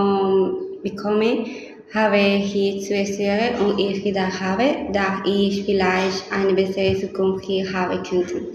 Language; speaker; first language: German; non-native, learner; Spanish